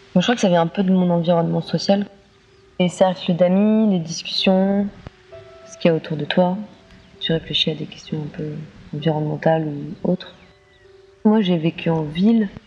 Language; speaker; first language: French; native; French